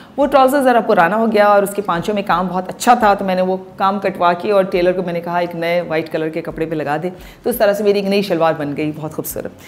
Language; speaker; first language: Urdu; native; Urdu